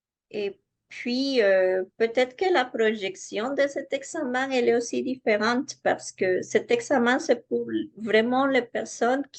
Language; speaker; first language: French; non-native, fluent; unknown